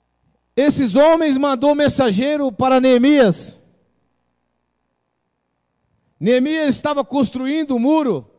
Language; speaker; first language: Portuguese; native; Portuguese